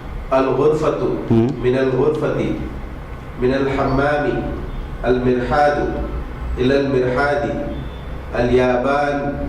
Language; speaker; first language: Arabic; non-native, learner; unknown